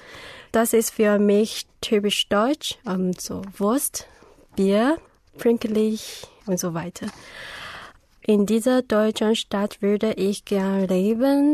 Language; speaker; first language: German; non-native, learner; Chinese